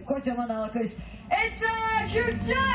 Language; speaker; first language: Turkish; native; Turkish